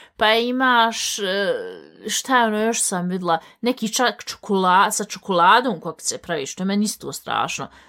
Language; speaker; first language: Bosnian; early bilingual, heritage; Bosnian